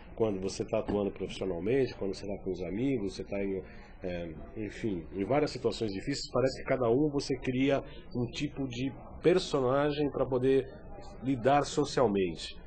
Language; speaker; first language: Portuguese; native; Portuguese